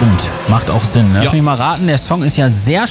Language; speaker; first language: German; native; German